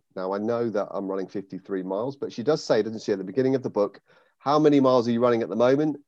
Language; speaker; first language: English; native; English